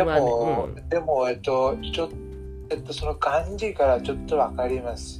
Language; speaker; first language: Japanese; non-native, learner; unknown